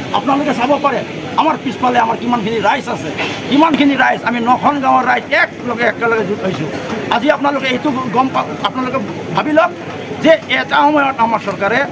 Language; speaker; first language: Assamese; non-native, local second language; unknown